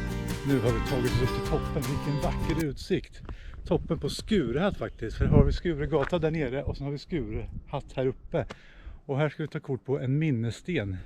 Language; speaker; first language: Swedish; native; Swedish